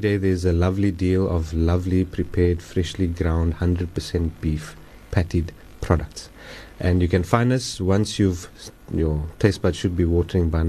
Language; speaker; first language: English; native; English